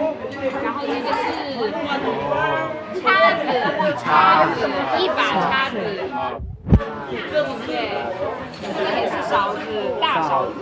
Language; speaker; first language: Chinese; non-native, fluent; Hmong